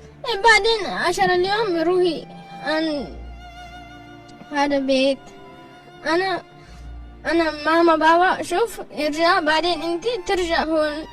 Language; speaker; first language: Arabic; non-native, learner; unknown